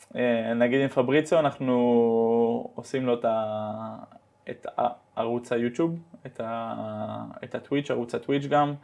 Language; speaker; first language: Hebrew; early bilingual, heritage; Dutch